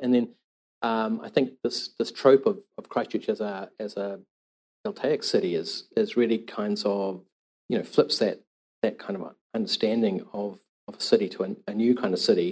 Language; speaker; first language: English; native; English